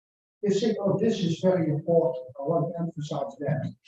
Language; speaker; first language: English; non-native, fluent; Dutch